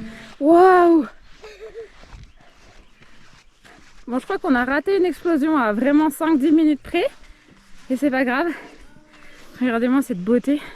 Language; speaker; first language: French; native; French